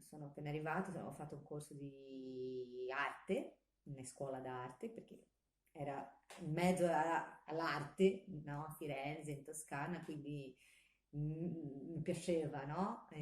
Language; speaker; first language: Italian; non-native, fluent; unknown